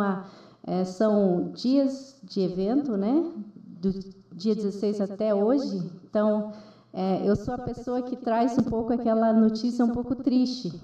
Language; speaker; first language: Portuguese; non-native, local second language; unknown